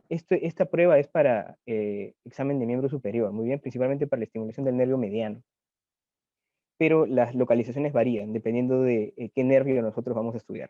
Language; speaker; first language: Spanish; native; Spanish